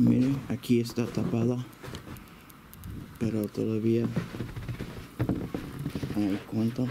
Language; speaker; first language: Spanish; early bilingual, heritage; Spanish